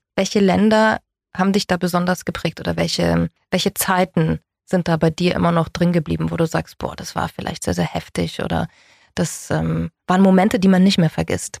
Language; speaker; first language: German; native; German